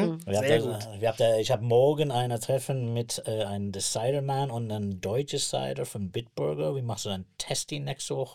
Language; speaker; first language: German; non-native, learner; English